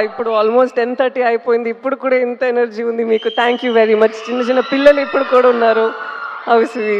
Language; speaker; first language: Telugu; non-native, local second language; Tamil